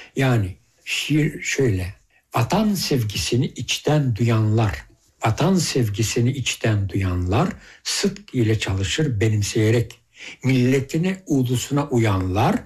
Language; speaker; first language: Turkish; early bilingual, heritage; Turkish